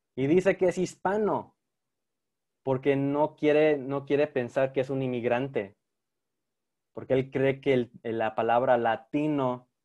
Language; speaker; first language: Spanish; early bilingual, heritage; Spanish